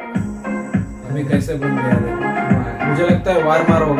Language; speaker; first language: Hindi; non-native, local second language; Kannada